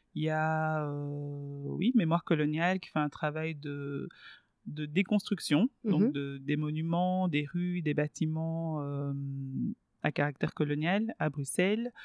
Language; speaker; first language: French; non-native, fluent; Swahili